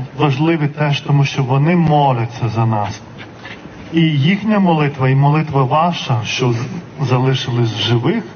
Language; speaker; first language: Ukrainian; non-native, fluent; Lithuanian